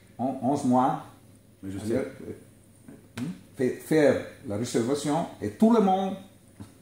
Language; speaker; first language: French; non-native, learner; Italian